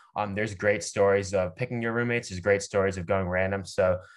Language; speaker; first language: English; native; English